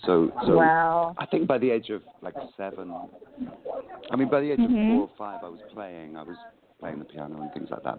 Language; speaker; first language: English; native; English